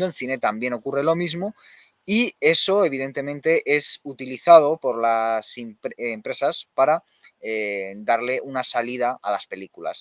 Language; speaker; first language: Spanish; native; Spanish